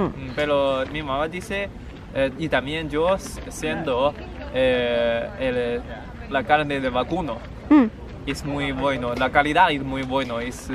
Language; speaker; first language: Spanish; non-native, learner; Chinese